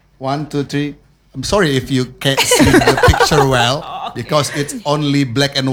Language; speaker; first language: English; non-native, learner; Indonesian